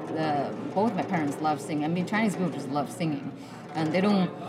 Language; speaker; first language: English; non-native, fluent; Chinese